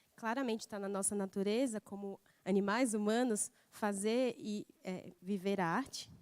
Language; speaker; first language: Portuguese; native; Portuguese